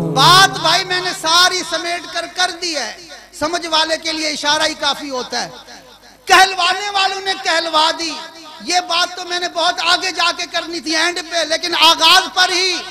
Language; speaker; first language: Urdu; non-native, local second language; Sindhi